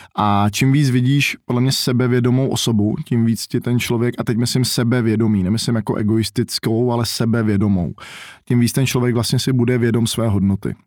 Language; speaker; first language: Czech; native; Czech